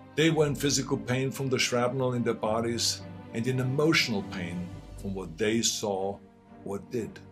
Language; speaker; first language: English; non-native, fluent; German